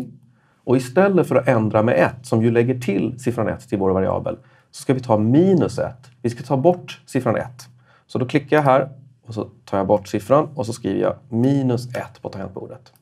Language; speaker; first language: Swedish; native; Swedish